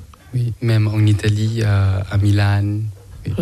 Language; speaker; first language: French; non-native, learner; Thai